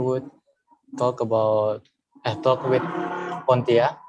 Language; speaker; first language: English; non-native, learner; Indonesian